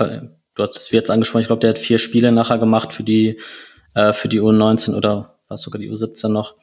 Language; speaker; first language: German; native; German